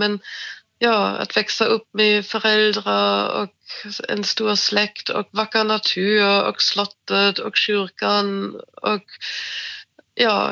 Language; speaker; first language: Swedish; non-native, fluent; German